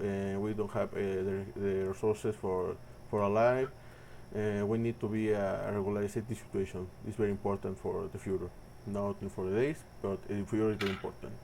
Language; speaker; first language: English; non-native, learner; Spanish